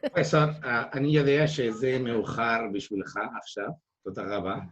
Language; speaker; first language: Hebrew; non-native, learner; Spanish